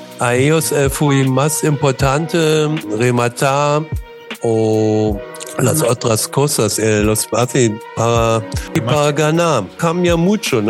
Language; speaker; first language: Spanish; non-native, learner; German